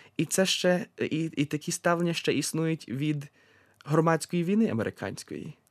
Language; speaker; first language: Ukrainian; early bilingual, heritage; Ukrainian